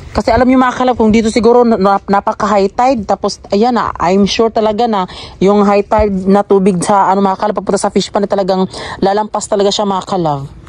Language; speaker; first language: Filipino; non-native, local second language; Cebuano